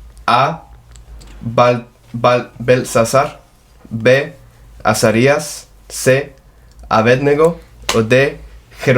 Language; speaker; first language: Spanish; non-native, fluent; English